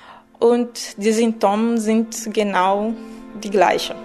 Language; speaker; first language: German; non-native, fluent; Portuguese